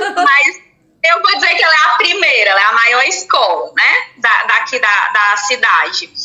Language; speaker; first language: Portuguese; native; Portuguese